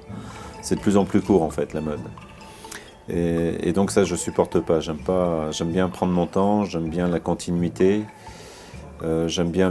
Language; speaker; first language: French; early bilingual, other home language; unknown